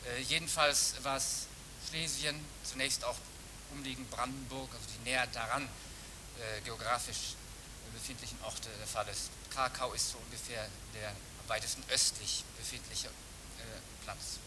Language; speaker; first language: German; native; German